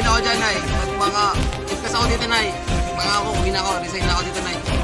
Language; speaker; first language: Filipino; non-native, local second language; Cebuano